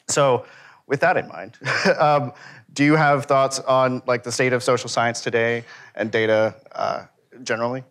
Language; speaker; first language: English; native; English